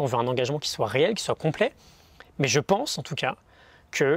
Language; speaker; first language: French; native; French